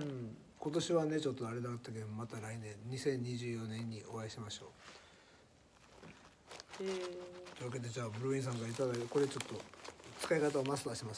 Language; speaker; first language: Japanese; native; Japanese